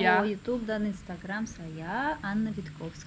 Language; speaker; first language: Indonesian; non-native, learner; Russian